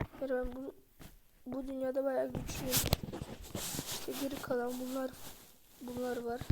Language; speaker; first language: Turkish; native; Turkish